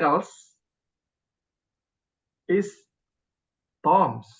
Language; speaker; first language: English; non-native, learner; Indonesian